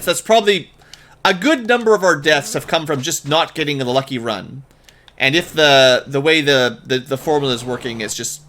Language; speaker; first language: English; native; English